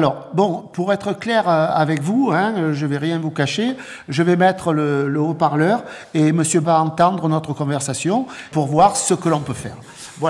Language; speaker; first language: French; native; French